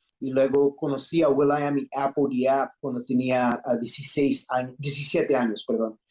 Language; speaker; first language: Spanish; early bilingual, heritage; English